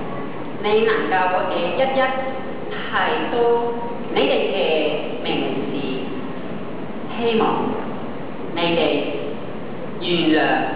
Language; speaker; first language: Chinese; non-native, fluent; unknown